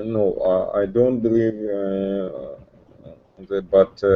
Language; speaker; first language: English; non-native, learner; Russian